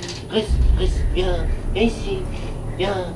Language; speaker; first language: French; non-native, learner; English